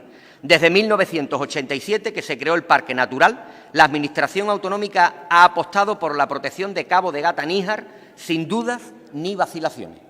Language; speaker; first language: Spanish; native; Spanish